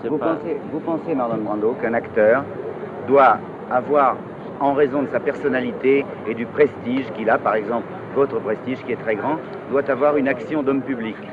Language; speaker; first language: French; native; French